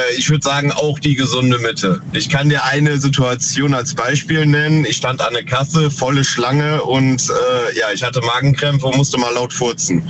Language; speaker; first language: German; native; German